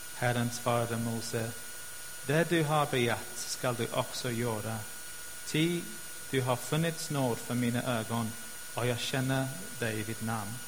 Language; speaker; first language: Swedish; non-native, fluent; English